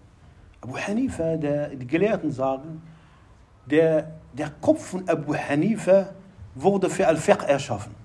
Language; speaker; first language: German; non-native, fluent; Arabic